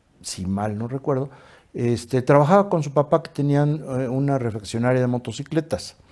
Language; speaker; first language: Spanish; native; Spanish